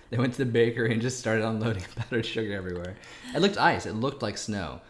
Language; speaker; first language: English; native; English